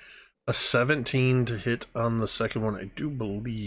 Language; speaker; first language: English; native; English